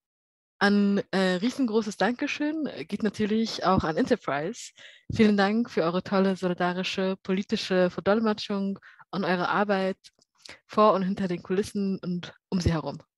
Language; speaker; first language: German; native; German